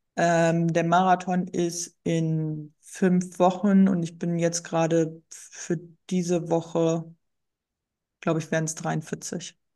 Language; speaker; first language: German; native; German